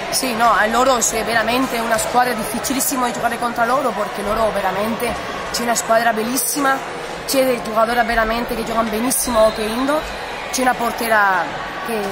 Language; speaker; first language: Italian; non-native, learner; Spanish